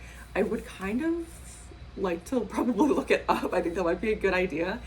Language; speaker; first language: English; native; English